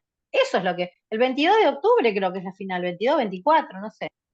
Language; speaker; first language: Spanish; native; Spanish